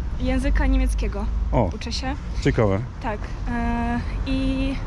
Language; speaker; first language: Polish; early bilingual, heritage; Russian